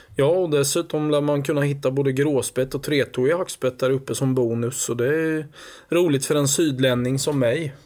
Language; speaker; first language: Swedish; native; Swedish